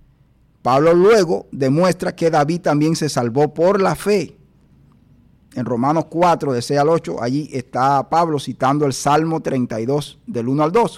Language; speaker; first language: Spanish; native; Spanish